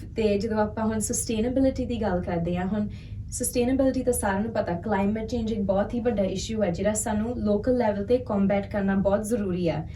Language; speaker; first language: Punjabi; early bilingual, heritage; Punjabi